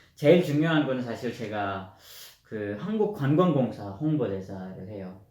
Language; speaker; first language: Korean; non-native, fluent; Urdu